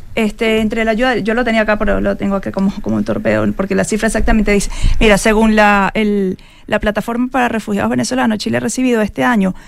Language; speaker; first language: Spanish; native; Spanish